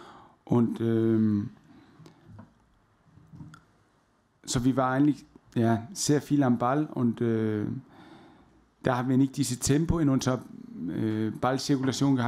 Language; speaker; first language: German; non-native, fluent; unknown